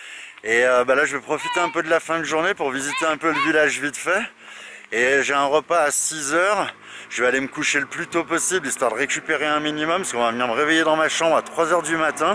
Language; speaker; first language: French; native; French